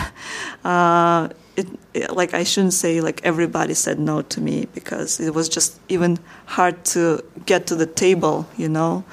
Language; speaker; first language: English; non-native, fluent; Russian